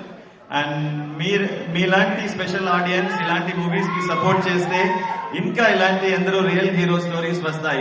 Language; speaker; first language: Telugu; non-native, learner; Tamil